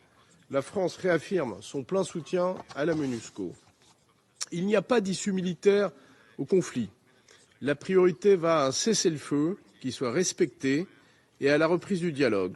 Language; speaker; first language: French; native; French